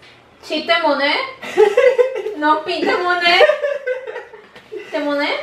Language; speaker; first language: Korean; non-native, learner; Spanish